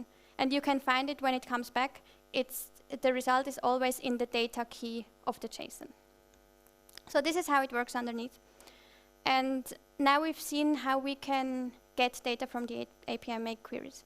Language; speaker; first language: English; non-native, fluent; German